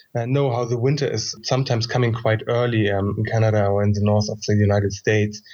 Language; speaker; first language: English; non-native, fluent; German